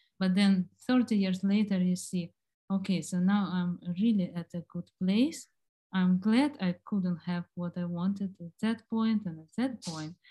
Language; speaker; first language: English; non-native, fluent; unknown